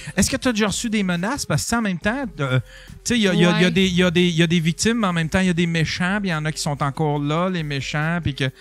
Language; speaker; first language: French; native; French